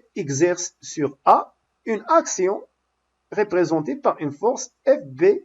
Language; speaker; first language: French; non-native, local second language; Arabic